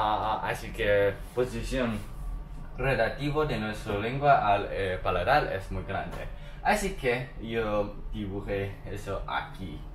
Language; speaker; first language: Spanish; non-native, learner; Chinese